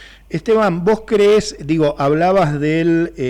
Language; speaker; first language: Spanish; native; Spanish